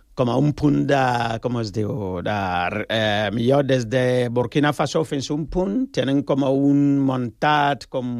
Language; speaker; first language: Catalan; non-native, learner; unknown